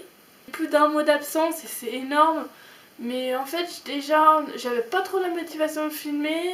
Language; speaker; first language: French; native; French